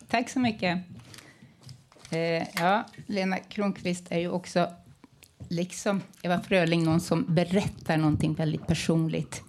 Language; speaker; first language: Swedish; native; Swedish